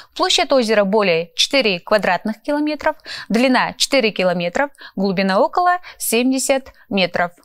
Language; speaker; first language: Russian; non-native, local second language; Kyrgyz